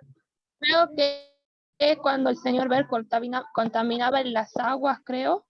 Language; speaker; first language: Spanish; native; Spanish